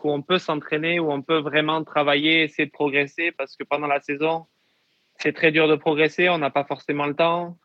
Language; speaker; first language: French; native; French